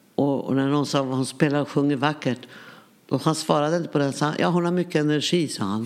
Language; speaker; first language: Swedish; early bilingual, other home language; Yiddish